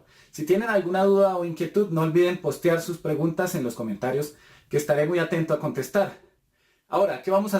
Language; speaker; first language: Spanish; native; Spanish